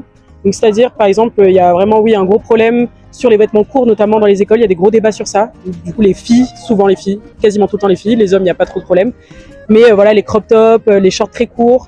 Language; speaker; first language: French; native; French